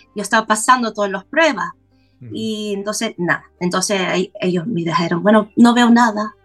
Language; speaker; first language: Spanish; non-native, fluent; English